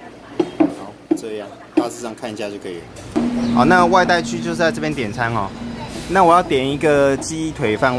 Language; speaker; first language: Chinese; native; Chinese